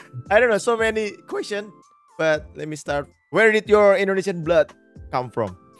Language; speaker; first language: English; non-native, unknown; Indonesian